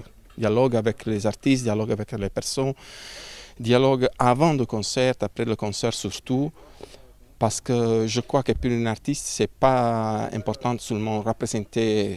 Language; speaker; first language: French; non-native, learner; Italian